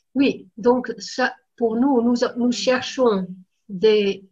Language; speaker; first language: French; non-native, fluent; Dutch